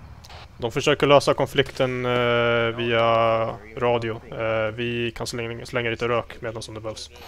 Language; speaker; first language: Swedish; native; Swedish